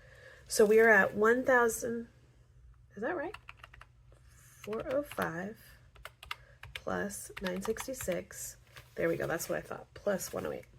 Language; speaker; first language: English; native; English